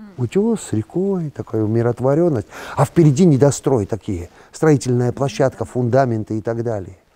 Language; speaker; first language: Russian; non-native, local second language; Georgian